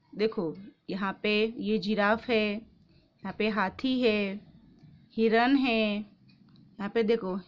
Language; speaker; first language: Hindi; non-native, local second language; Gujarati